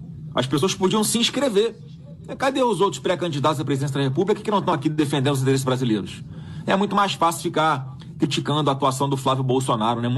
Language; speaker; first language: Portuguese; native; Portuguese